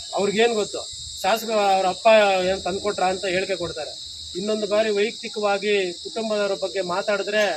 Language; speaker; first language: Kannada; native; Kannada